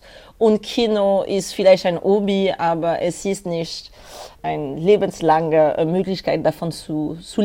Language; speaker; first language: German; non-native, learner; French